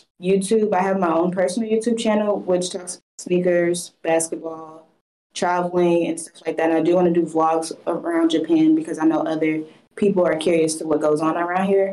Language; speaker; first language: English; native; English